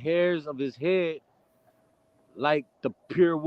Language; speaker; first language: English; native; English